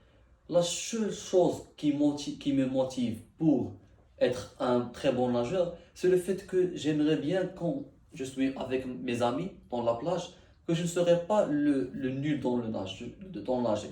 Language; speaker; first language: French; non-native, learner; Arabic